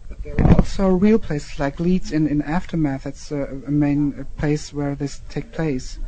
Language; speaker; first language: English; non-native, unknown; German